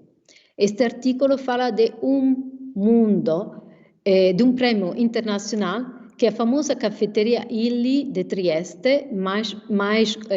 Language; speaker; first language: Portuguese; non-native, fluent; Italian